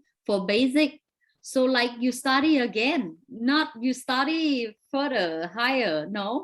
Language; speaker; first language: English; non-native, fluent; Vietnamese